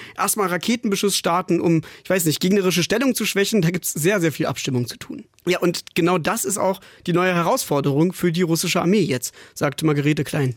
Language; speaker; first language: German; native; German